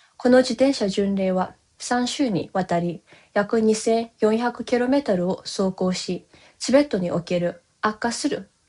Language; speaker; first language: Japanese; non-native, fluent; Tibetan